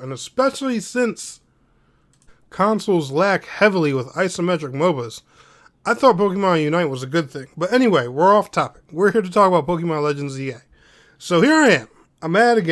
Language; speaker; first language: English; native; English